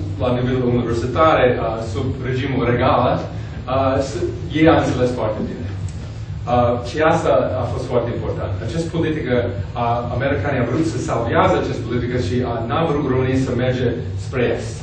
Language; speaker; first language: Romanian; non-native, fluent; English